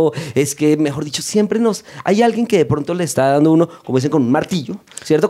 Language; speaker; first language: Spanish; native; Spanish